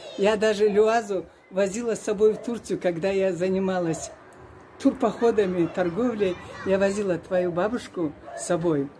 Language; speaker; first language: Russian; non-native, local second language; Karachay-Balkar